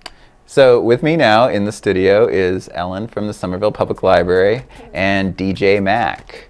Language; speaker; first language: English; native; English